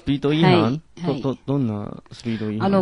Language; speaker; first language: Japanese; non-native, fluent; Chinese